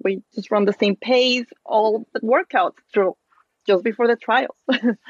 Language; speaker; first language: English; non-native, fluent; Spanish